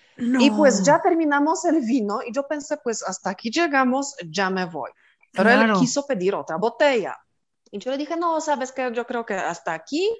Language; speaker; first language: Spanish; non-native, fluent; Polish